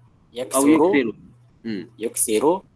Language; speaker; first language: Arabic; non-native, fluent; Malay